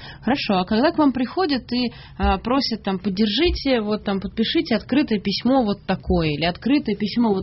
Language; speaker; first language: Russian; native; Russian